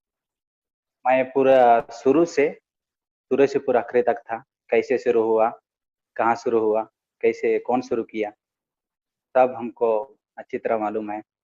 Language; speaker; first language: Hindi; non-native, local second language; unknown